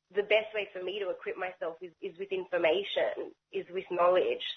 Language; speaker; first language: English; native; English